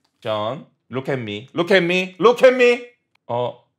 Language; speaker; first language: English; non-native, learner; Korean